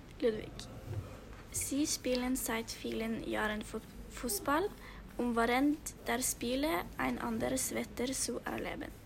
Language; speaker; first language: German; non-native, learner; Norwegian